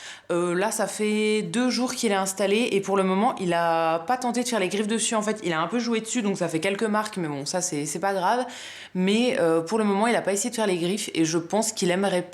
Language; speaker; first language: French; native; French